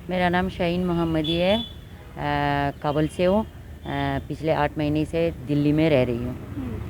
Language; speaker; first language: Hindi; non-native, fluent; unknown